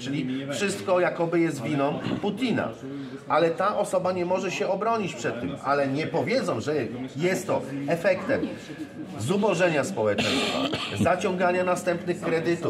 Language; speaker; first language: Polish; native; Polish